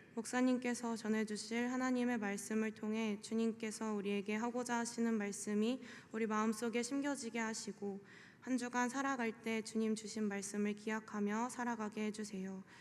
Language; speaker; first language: Korean; native; Korean